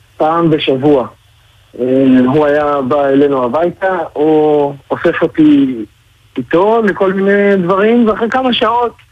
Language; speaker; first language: Hebrew; native; Hebrew